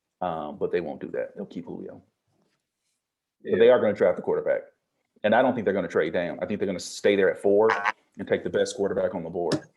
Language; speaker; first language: English; native; English